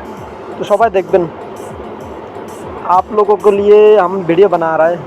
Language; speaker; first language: Hindi; non-native, learner; Bangla